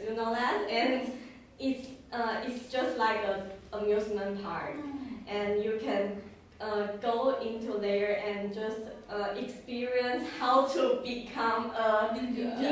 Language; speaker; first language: English; non-native, learner; Chinese